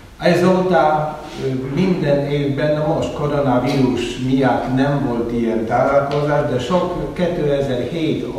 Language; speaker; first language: Hungarian; non-native, fluent; Polish